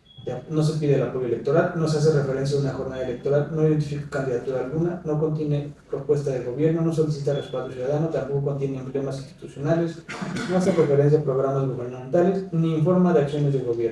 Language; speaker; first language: Spanish; native; Spanish